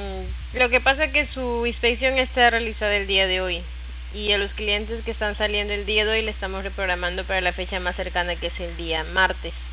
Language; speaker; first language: Spanish; native; Spanish